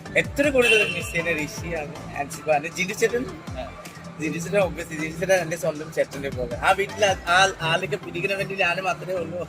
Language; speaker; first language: Malayalam; non-native, fluent; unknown